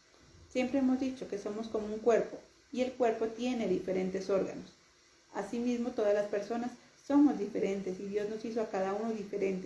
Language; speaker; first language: Spanish; native; Spanish